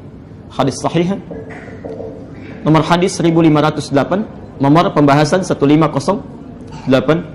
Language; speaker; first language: Indonesian; native; Indonesian